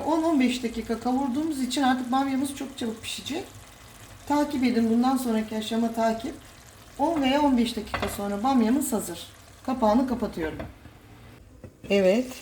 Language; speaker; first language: Turkish; native; Turkish